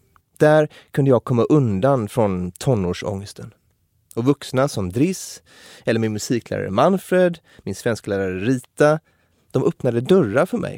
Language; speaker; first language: Swedish; native; Swedish